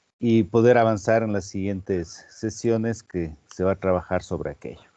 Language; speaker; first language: Spanish; native; Spanish